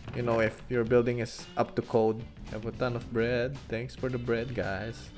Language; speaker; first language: English; non-native, local second language; Filipino